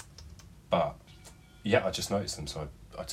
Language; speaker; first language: English; native; English